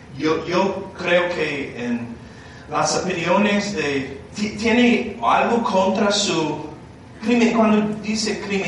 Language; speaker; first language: Spanish; non-native, learner; English